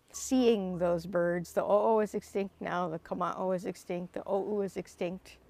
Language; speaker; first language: English; native; English